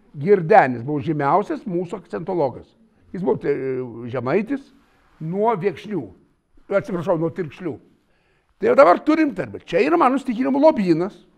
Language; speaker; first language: Lithuanian; native; Lithuanian